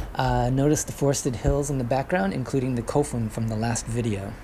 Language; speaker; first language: English; native; English